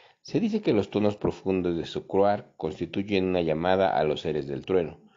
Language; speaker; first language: Spanish; native; Spanish